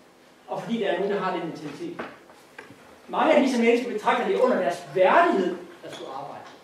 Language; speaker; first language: Danish; native; Danish